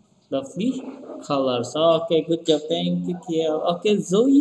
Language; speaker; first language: English; non-native, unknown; Indonesian